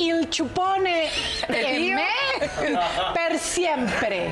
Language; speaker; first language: Italian; non-native, learner; Spanish